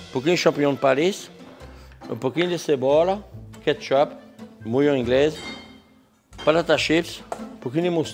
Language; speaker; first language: Portuguese; non-native, fluent; French